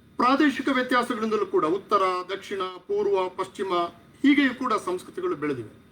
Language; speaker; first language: Kannada; non-native, local second language; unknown